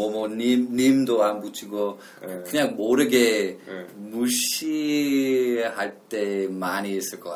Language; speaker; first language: Korean; non-native, learner; English